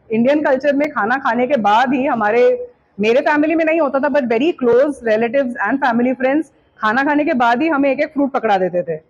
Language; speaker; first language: Hindi; non-native, local second language; Bangla